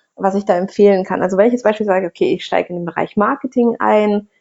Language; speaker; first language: German; non-native, fluent; Russian